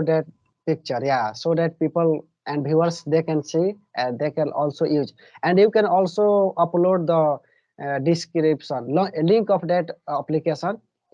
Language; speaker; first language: English; non-native, learner; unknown